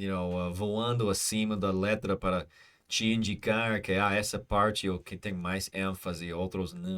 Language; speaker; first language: Portuguese; non-native, learner; English